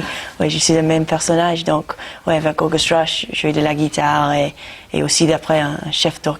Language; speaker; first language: French; non-native, learner; English